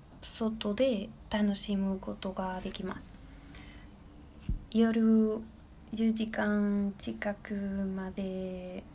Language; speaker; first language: Japanese; non-native, learner; Spanish